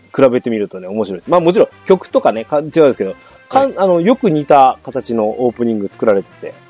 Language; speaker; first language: Japanese; native; Japanese